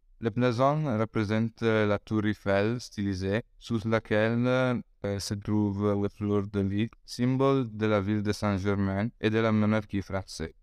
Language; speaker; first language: French; non-native, learner; Italian